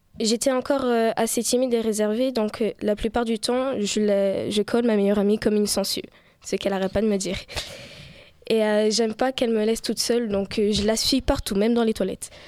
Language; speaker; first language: French; early bilingual, other home language; Portuguese